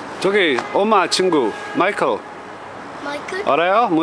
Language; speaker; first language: Korean; non-native, learner; English